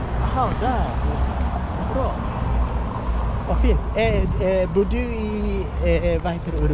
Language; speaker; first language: Swedish; non-native, learner; Somali